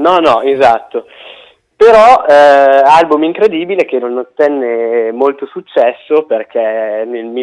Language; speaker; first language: Italian; native; Italian